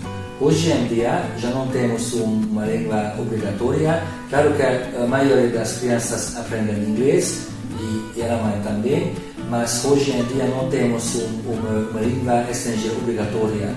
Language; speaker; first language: Portuguese; non-native, learner; Hungarian